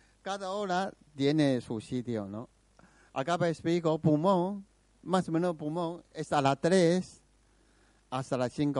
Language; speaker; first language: Spanish; non-native, learner; Chinese